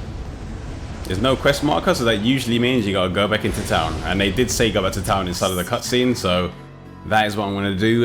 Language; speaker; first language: English; native; English